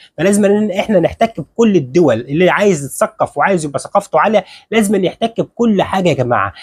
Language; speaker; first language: Arabic; native; Arabic